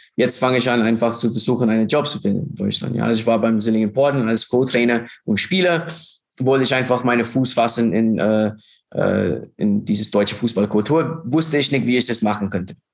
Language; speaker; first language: German; non-native, fluent; English